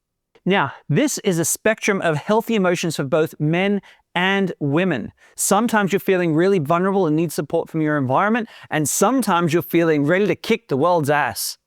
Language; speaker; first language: English; native; English